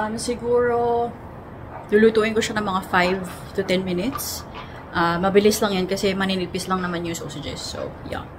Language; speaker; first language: Filipino; native; Filipino